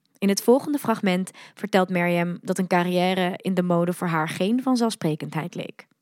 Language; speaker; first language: Dutch; early bilingual, other home language; Arabic